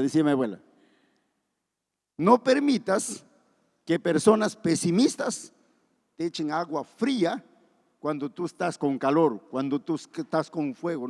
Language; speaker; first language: Spanish; native; Spanish